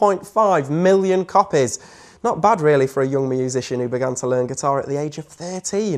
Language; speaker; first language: English; native; English